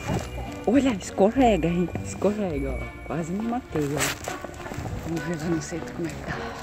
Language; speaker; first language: Portuguese; native; Portuguese